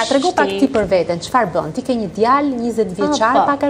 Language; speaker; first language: Albanian; native; Albanian